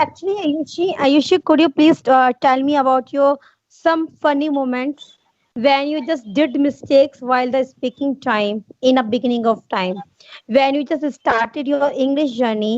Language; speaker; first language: English; non-native, learner; Hindi